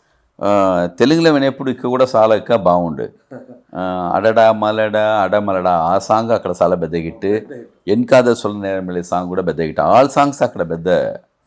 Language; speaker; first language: Telugu; non-native, learner; Tamil